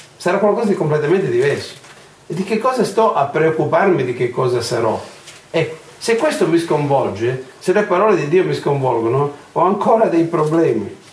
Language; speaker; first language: Italian; non-native, fluent; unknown